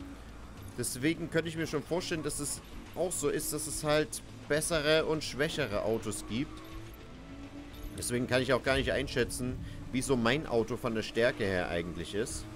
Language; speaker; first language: German; native; German